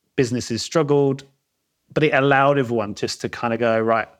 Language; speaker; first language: English; native; English